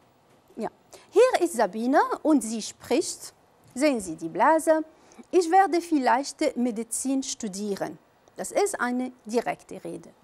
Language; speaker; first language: German; non-native, fluent; Arabic